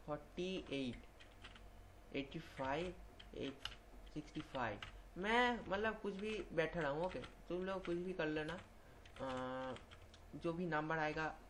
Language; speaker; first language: Hindi; non-native, local second language; Bangla